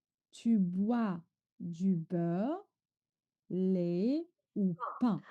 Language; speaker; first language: French; non-native, fluent; Chinese